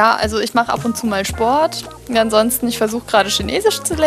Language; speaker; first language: German; native; German